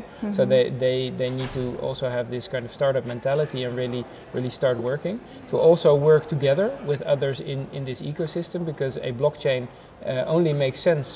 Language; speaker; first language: English; non-native, fluent; Dutch